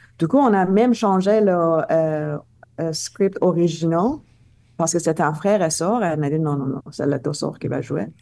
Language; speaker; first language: French; non-native, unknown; Persian